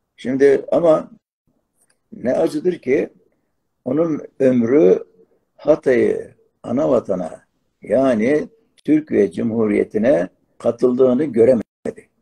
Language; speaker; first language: Turkish; non-native, local second language; Arabic